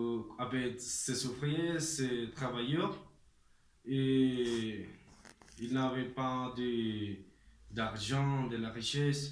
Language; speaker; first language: French; non-native, learner; Spanish